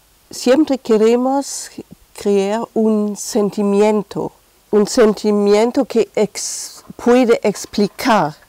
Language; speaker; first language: Spanish; non-native, fluent; German